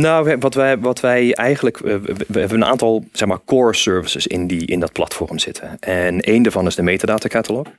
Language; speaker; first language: Dutch; native; Dutch